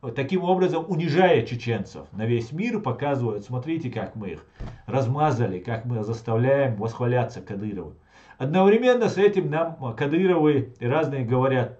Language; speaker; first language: Russian; non-native, local second language; Chechen